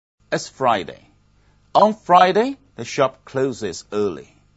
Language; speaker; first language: English; non-native, fluent; Chinese